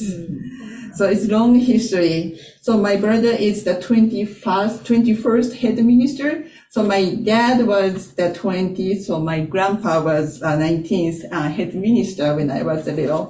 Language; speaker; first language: English; non-native, fluent; Japanese